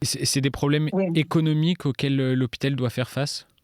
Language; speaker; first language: French; native; French